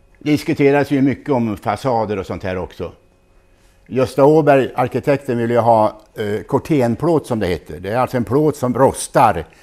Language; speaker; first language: Swedish; native; Swedish